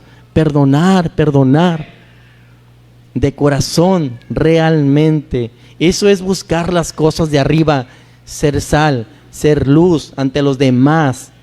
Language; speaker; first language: Spanish; native; Spanish